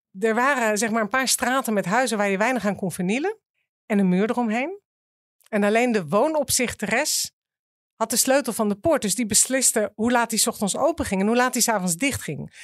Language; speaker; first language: Dutch; native; Dutch